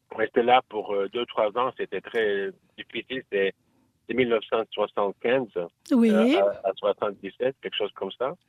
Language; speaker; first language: French; non-native, fluent; English